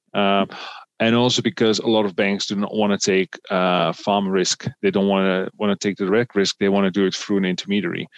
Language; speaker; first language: English; non-native, fluent; Dutch